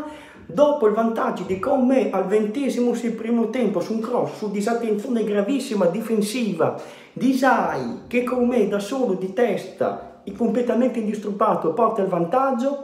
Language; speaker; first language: Italian; native; Italian